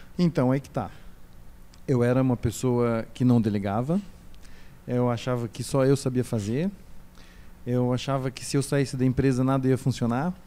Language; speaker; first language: Portuguese; native; Portuguese